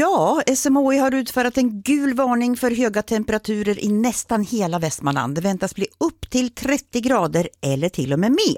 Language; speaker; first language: Swedish; native; Swedish